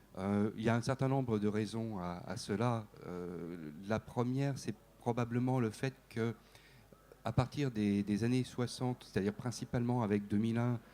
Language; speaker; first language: French; native; French